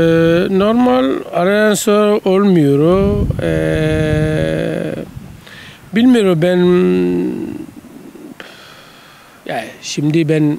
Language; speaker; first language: Turkish; non-native, learner; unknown